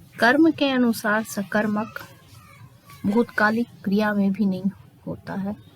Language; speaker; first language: Hindi; native; Hindi